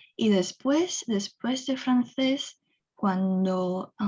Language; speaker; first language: Spanish; non-native, fluent; Korean